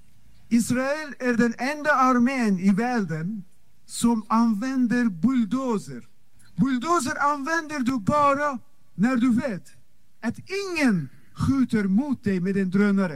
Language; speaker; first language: Swedish; non-native, fluent; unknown